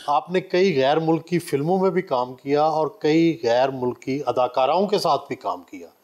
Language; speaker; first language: Urdu; non-native, local second language; Punjabi